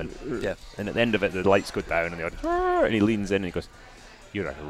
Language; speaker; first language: English; native; English